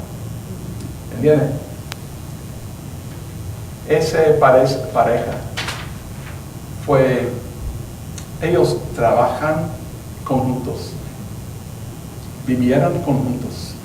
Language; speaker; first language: Spanish; non-native, learner; English